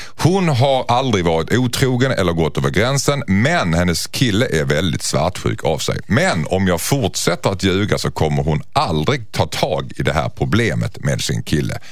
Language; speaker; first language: Swedish; native; Swedish